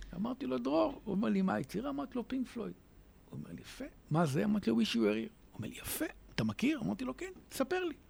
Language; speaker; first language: Hebrew; native; Hebrew